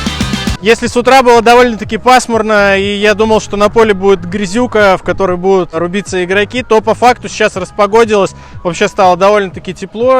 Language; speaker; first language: Russian; native; Russian